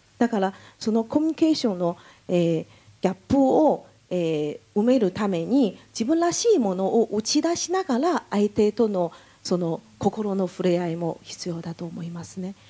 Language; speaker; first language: Japanese; non-native, fluent; Chinese